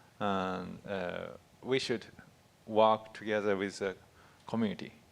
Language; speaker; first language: English; non-native, fluent; Japanese